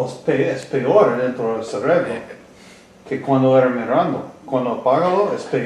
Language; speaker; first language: Spanish; non-native, learner; English